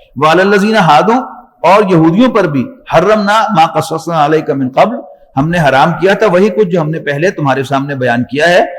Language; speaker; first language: Urdu; non-native, local second language; Punjabi